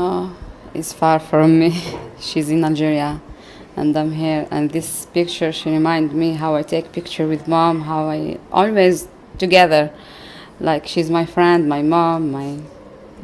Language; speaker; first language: English; non-native, learner; Arabic